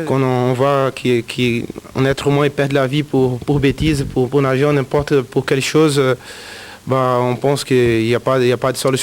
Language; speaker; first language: French; non-native, fluent; Portuguese